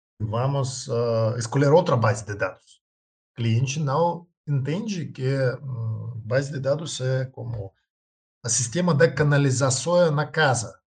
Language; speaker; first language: Portuguese; non-native, learner; Russian